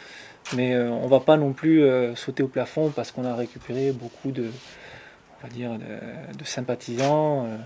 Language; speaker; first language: French; native; French